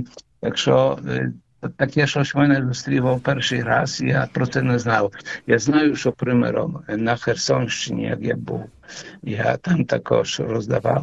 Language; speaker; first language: Ukrainian; early bilingual, heritage; Ukrainian